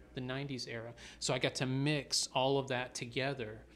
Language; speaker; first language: English; native; English